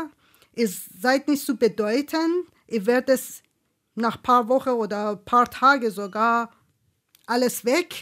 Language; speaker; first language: German; non-native, fluent; Persian